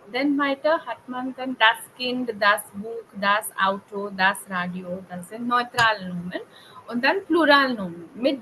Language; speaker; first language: German; non-native, fluent; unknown